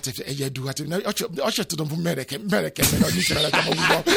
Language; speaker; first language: Hungarian; non-native, learner; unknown